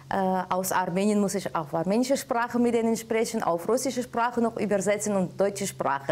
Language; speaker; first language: German; non-native, fluent; Armenian